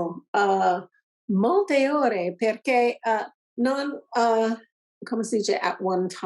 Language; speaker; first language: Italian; non-native, learner; English